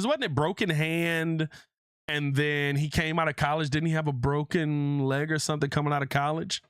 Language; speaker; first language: English; native; English